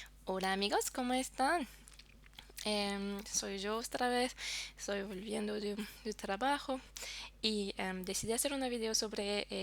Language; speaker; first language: Spanish; non-native, fluent; French